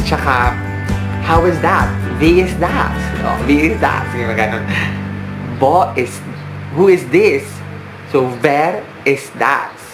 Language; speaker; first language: English; non-native, local second language; Filipino